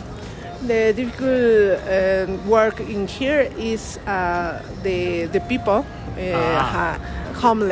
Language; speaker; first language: English; non-native, learner; Spanish